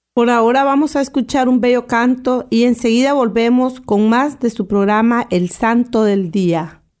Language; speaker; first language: Spanish; native; Spanish